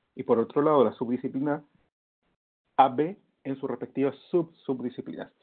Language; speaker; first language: Spanish; native; Spanish